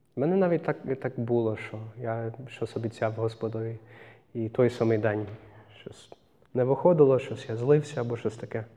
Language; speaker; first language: Ukrainian; non-native, fluent; English